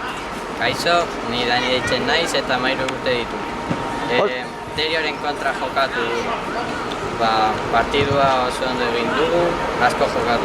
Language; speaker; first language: Basque; non-native, local second language; Spanish